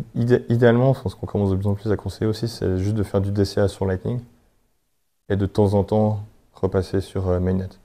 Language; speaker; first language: French; native; French